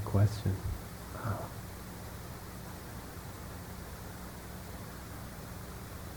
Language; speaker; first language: English; non-native, fluent; Dutch